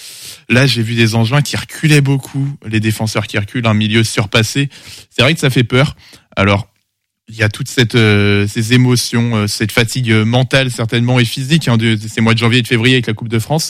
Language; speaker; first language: French; native; French